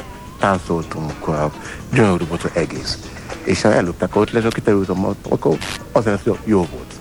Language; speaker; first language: Hungarian; non-native, learner; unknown